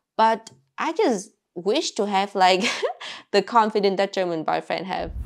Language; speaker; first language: English; non-native, fluent; Vietnamese